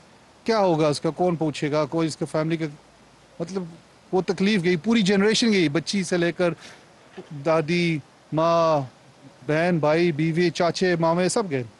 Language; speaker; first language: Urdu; non-native, local second language; Pashto